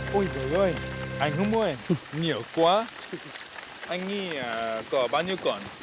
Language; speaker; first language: Vietnamese; non-native, learner; English